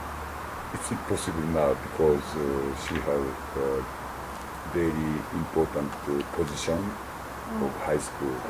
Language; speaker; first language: English; non-native, learner; Japanese